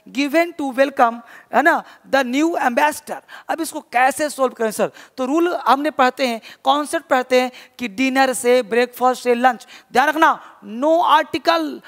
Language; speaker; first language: Hindi; native; Hindi